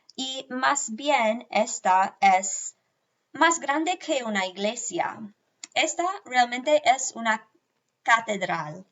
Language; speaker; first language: Spanish; non-native, fluent; English